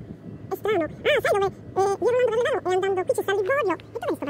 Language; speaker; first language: Italian; native; Italian